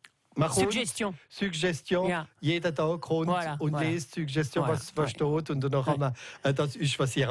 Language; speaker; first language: German; native; German